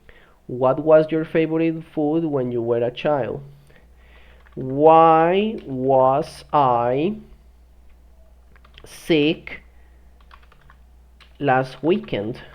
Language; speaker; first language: English; non-native, fluent; Spanish